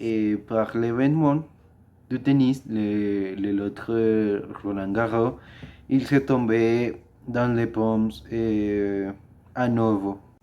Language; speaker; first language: French; non-native, learner; Spanish